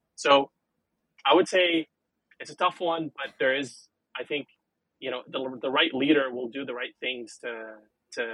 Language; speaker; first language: English; non-native, fluent; Arabic